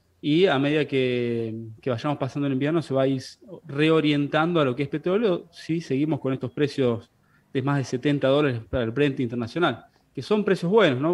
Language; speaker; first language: Spanish; native; Spanish